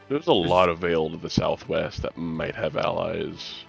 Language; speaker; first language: English; native; English